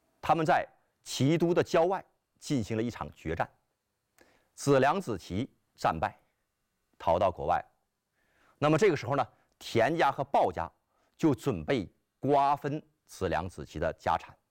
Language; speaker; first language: Chinese; native; Chinese